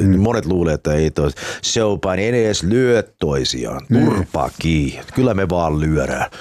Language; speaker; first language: Finnish; early bilingual, heritage; Finnish